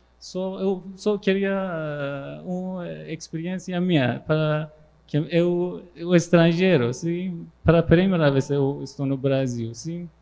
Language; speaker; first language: Portuguese; non-native, learner; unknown